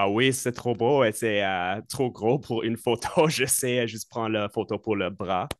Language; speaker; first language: French; non-native, local second language; English